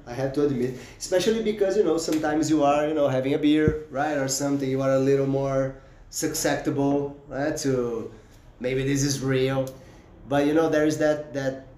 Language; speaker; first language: English; non-native, fluent; Portuguese